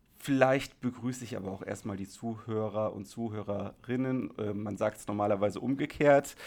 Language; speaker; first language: German; native; German